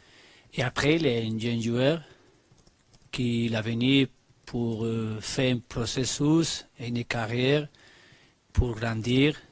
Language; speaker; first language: French; non-native, learner; Spanish